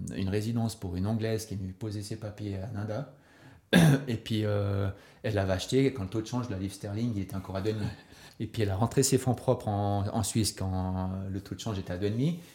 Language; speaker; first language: French; native; French